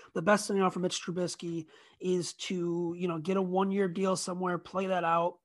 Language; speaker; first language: English; native; English